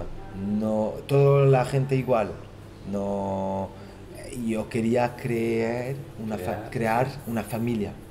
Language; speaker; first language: Spanish; non-native, fluent; Portuguese